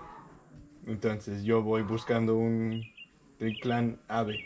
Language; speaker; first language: Spanish; non-native, learner; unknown